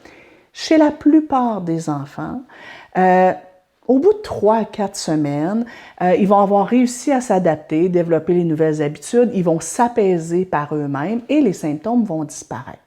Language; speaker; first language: French; native; French